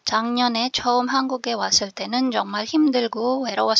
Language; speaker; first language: Korean; non-native, fluent; Filipino